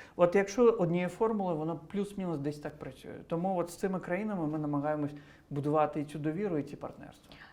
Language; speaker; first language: Ukrainian; non-native, local second language; Crimean Tatar